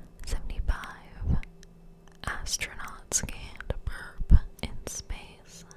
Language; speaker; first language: English; native; English